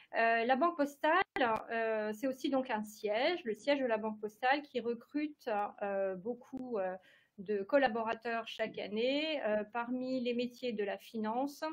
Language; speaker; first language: French; native; French